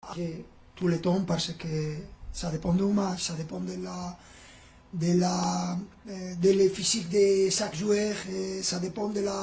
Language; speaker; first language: French; non-native, fluent; Spanish